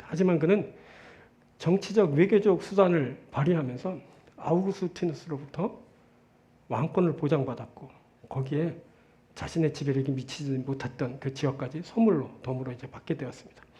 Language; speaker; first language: Korean; native; Korean